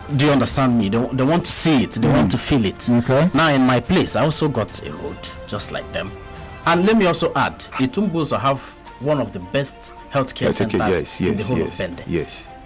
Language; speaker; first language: English; non-native, local second language; Igbo